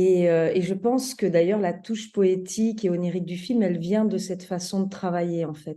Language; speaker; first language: French; native; French